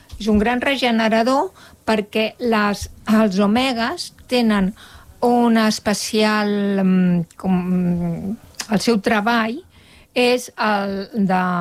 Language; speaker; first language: Catalan; non-native, local second language; Spanish